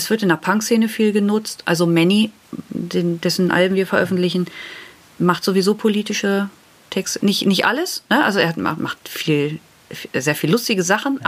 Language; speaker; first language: German; native; German